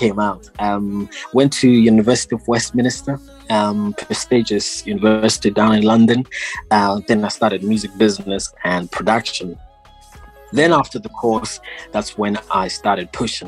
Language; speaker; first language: English; non-native, local second language; Shona